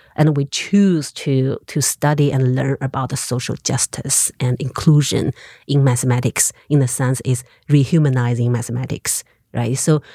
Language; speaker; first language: English; non-native, fluent; Chinese